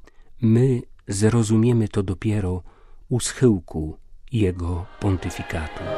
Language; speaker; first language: Polish; native; Polish